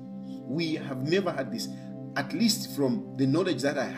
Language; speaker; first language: English; non-native, local second language; Bemba